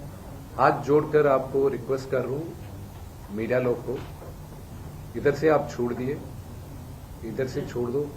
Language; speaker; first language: Hindi; non-native, local second language; Telugu